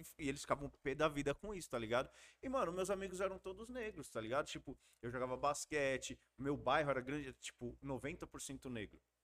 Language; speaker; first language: Portuguese; early bilingual, heritage; Portuguese